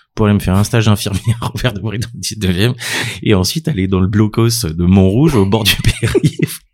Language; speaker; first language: French; native; French